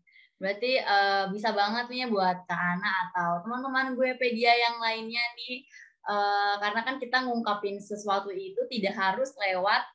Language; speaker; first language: Indonesian; native; Indonesian